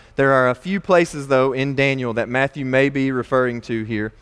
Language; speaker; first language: English; native; English